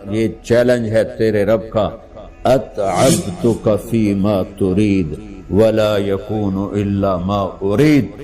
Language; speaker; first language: Urdu; non-native, local second language; Punjabi